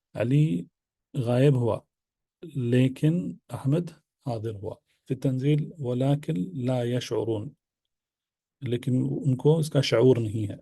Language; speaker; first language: Urdu; native; Urdu